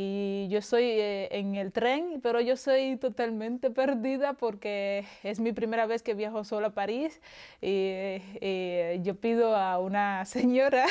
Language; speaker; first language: Spanish; non-native, local second language; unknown